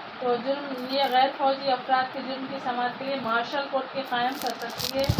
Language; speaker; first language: Urdu; native; Urdu